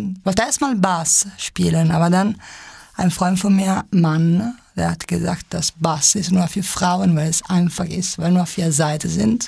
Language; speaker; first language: German; non-native, fluent; Italian